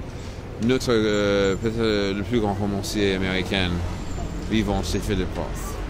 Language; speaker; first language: French; non-native, fluent; English